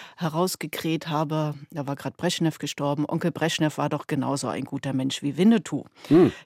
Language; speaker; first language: German; native; German